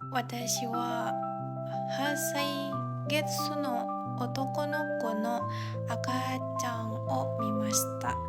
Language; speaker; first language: Japanese; non-native, learner; Indonesian